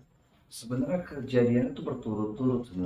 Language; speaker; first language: Indonesian; native; Indonesian